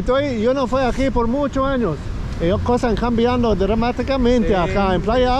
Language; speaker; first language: Spanish; non-native, learner; English